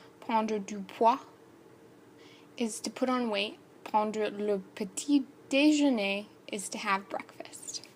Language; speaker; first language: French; non-native, learner; English